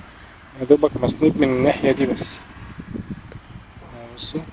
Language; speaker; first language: Arabic; native; Arabic